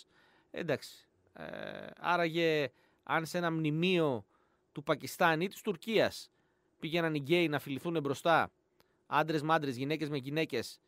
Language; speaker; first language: Greek; native; Greek